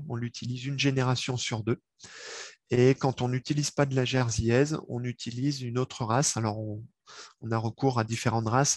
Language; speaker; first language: French; native; French